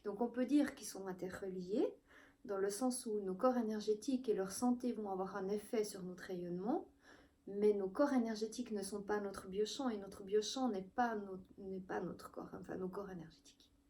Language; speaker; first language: French; native; French